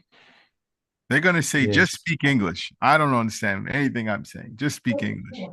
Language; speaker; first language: English; native; English